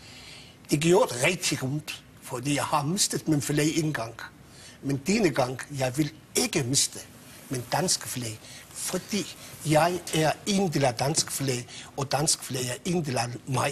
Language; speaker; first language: Danish; non-native, fluent; Persian